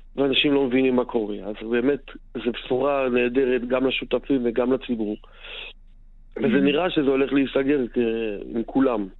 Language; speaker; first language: Hebrew; native; Hebrew